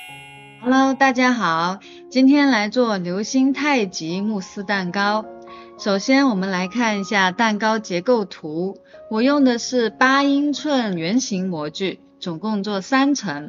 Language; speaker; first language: Chinese; native; Chinese